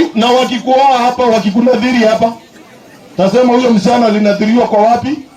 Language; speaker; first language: Swahili; non-native, local second language; Kalenjin